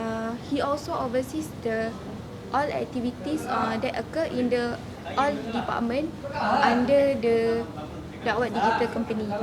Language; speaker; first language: English; non-native, learner; Malay